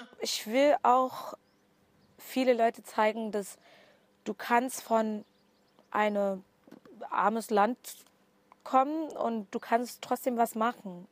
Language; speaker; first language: German; non-native, learner; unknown